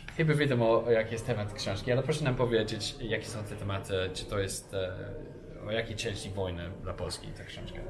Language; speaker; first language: Polish; non-native, fluent; English